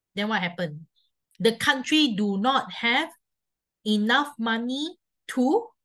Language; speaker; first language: English; non-native, local second language; Chinese